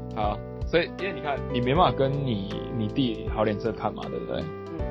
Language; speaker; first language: Chinese; non-native, local second language; Min Nan Chinese